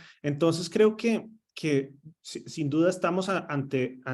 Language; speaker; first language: Spanish; native; Spanish